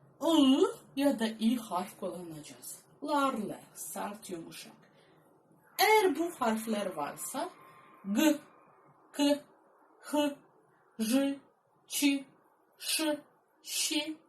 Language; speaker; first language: Turkish; non-native, fluent; Russian